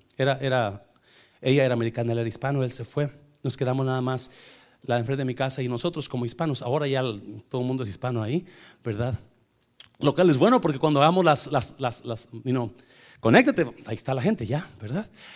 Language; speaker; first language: Spanish; native; Spanish